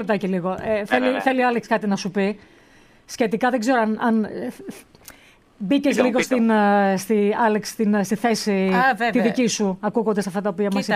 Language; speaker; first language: Greek; native; Greek